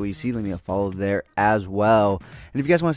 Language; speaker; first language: English; native; English